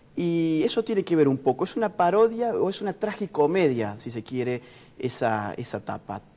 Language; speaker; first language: Spanish; native; Spanish